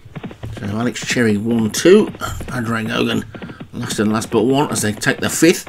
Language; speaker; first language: English; native; English